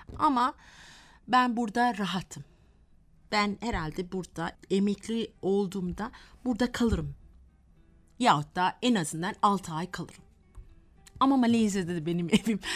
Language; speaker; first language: Turkish; non-native, fluent; Malay